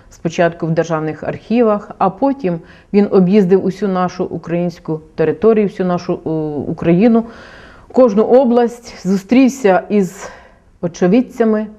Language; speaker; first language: Ukrainian; native; Ukrainian